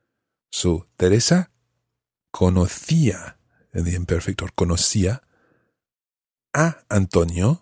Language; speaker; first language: Spanish; non-native, fluent; English